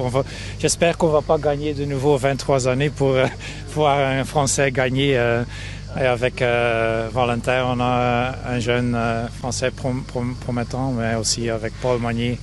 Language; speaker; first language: French; non-native, local second language; Dutch